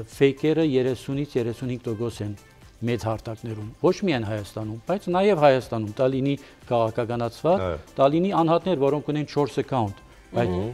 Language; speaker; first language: Armenian; early bilingual, heritage; Armenian